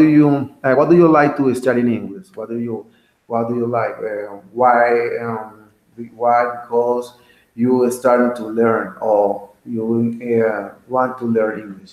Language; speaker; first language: English; non-native, learner; Spanish